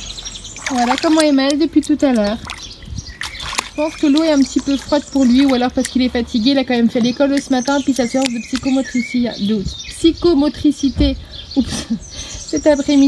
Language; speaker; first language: French; native; French